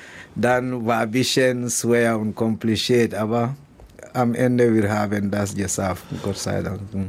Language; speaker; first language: German; non-native, learner; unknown